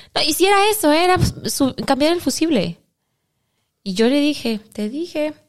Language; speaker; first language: Spanish; native; Spanish